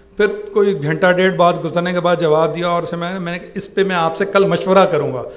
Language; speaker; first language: Urdu; native; Urdu